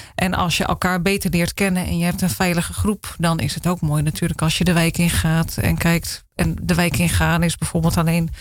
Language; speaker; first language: Dutch; native; Dutch